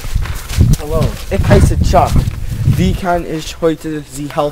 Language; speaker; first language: German; non-native, learner; English